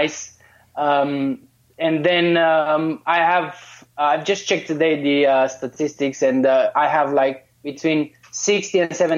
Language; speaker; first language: English; non-native, fluent; Romanian